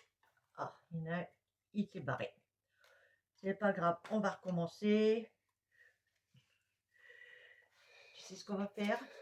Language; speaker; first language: French; native; French